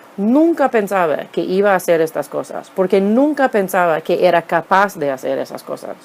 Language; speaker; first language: Spanish; non-native, fluent; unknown